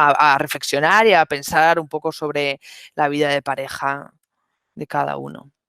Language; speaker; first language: Spanish; native; Spanish